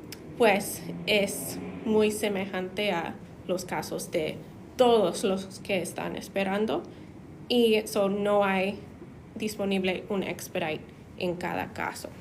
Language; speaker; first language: Spanish; non-native, fluent; English